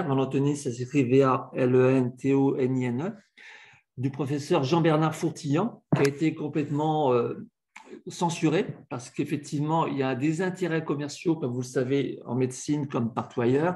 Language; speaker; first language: French; native; French